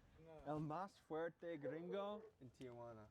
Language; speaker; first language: Spanish; non-native, learner; English